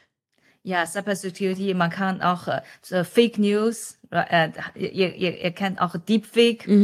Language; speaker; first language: German; non-native, fluent; Chinese